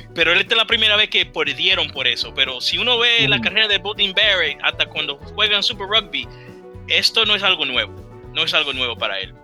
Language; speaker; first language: Spanish; early bilingual, heritage; Spanish